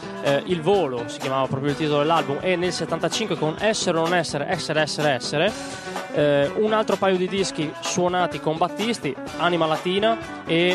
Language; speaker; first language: Italian; native; Italian